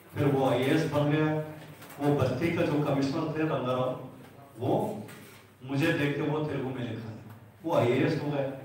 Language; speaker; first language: Hindi; non-native, local second language; Telugu